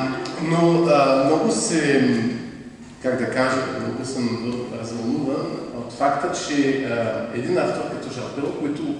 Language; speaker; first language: Bulgarian; non-native, fluent; French